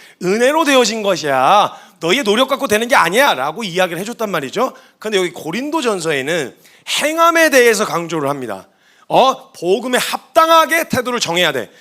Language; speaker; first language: Korean; native; Korean